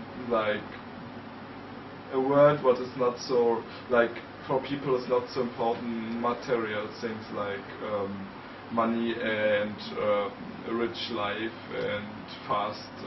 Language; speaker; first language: English; non-native, fluent; German